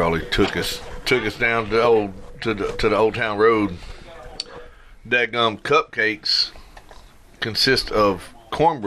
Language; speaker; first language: English; native; English